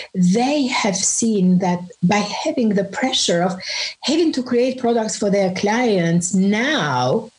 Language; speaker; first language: English; non-native, fluent; Albanian